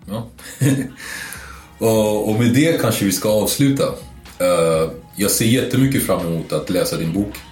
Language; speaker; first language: Swedish; native; Swedish